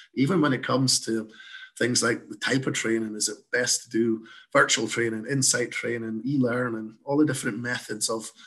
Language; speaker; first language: English; native; English